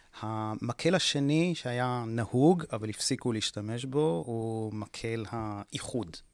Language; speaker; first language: Hebrew; native; Hebrew